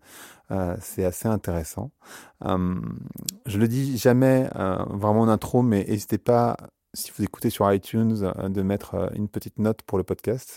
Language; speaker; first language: French; native; French